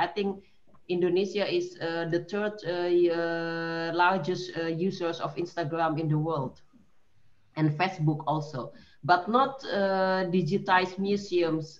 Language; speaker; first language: English; non-native, fluent; Indonesian